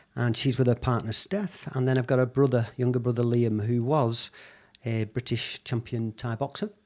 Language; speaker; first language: English; native; English